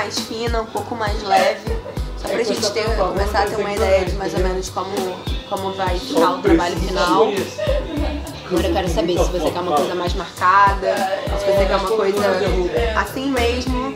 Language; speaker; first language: Portuguese; native; Portuguese